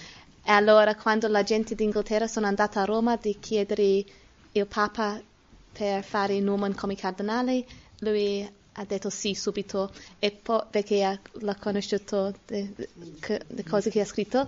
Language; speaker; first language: Italian; non-native, learner; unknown